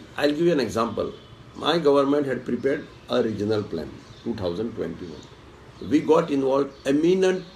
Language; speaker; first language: English; non-native, local second language; Konkani